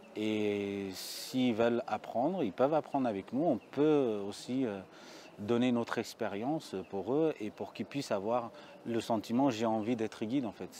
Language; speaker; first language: French; early bilingual, other home language; Amharic